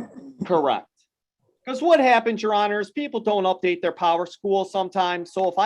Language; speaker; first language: English; native; English